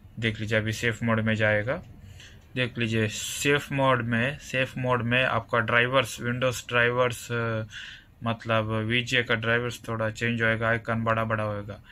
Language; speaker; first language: Hindi; non-native, local second language; Kannada